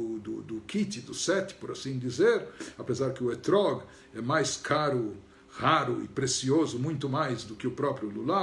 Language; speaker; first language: Portuguese; native; Portuguese